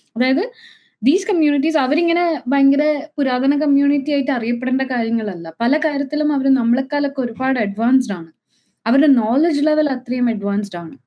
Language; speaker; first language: Malayalam; native; Malayalam